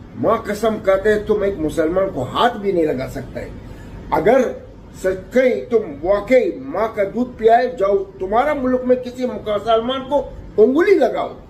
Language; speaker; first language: Hindi; non-native, learner; Arabic